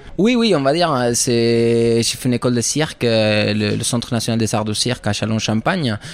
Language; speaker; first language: French; non-native, fluent; Spanish